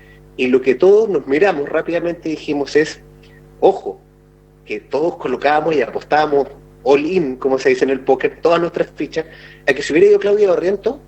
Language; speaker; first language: Spanish; native; Spanish